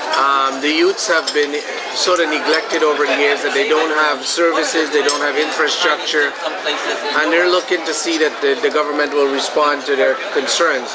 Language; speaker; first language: English; native; English